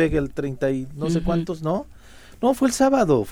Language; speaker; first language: Spanish; native; Spanish